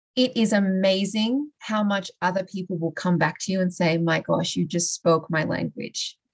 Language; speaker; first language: English; native; English